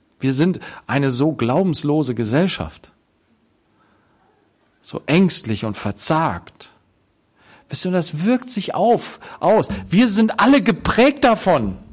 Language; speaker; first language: German; native; German